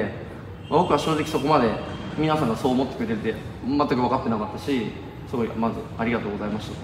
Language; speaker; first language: Japanese; native; Japanese